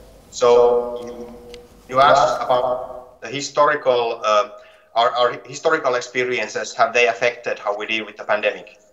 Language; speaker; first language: English; non-native, fluent; Finnish